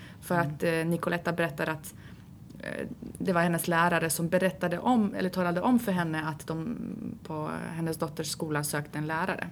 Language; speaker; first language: Swedish; native; Swedish